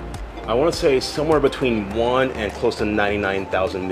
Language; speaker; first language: English; native; English